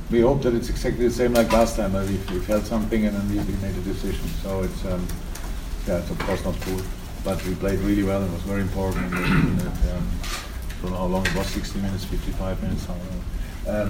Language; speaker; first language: English; non-native, fluent; German